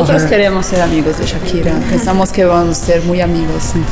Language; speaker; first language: Spanish; non-native, learner; Portuguese